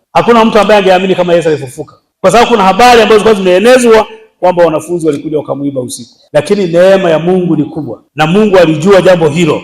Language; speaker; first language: Swahili; native; Swahili